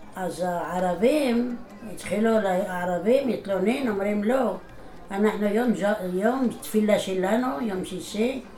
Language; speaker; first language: Hebrew; non-native, fluent; Arabic